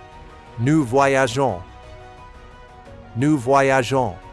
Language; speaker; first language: French; non-native, fluent; English